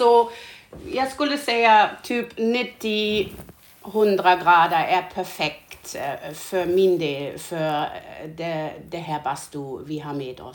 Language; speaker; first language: Swedish; non-native, learner; German